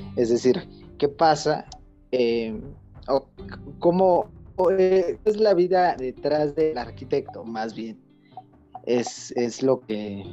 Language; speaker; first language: Spanish; native; Spanish